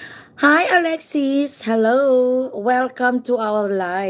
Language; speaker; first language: English; non-native, learner; Filipino